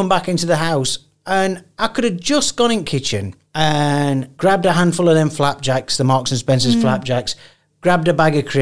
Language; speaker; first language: English; native; English